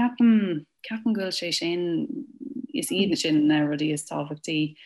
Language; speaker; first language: Irish; non-native, local second language; English